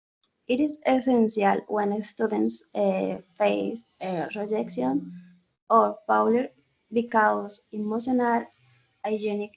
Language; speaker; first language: English; non-native, learner; Spanish